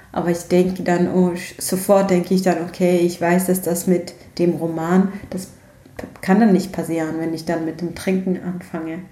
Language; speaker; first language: German; non-native, fluent; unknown